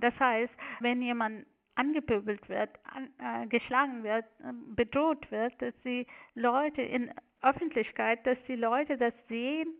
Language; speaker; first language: German; non-native, fluent; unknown